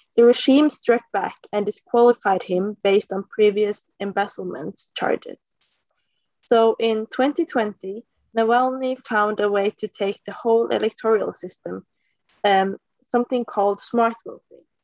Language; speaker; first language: English; non-native, fluent; Norwegian